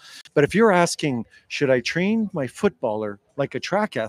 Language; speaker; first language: English; native; English